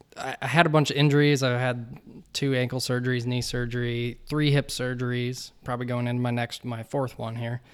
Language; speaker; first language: English; native; English